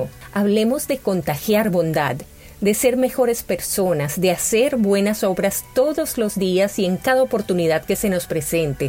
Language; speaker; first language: Spanish; native; Spanish